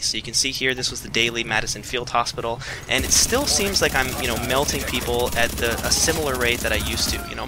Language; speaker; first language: English; native; English